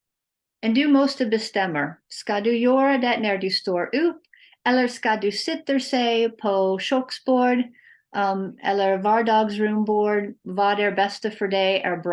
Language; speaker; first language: Swedish; non-native, learner; English